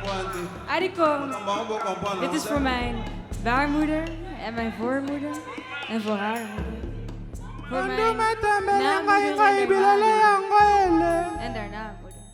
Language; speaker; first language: Dutch; early bilingual, other home language; Kinyarwanda